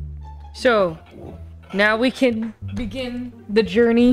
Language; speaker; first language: English; native; English